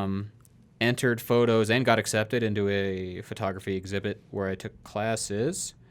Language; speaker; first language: English; native; English